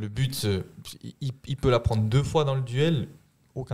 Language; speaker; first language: French; native; French